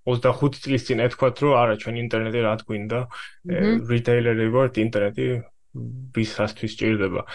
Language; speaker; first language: Georgian; early bilingual, heritage; Swedish